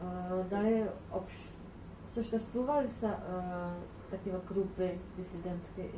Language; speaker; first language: Bulgarian; non-native, fluent; Czech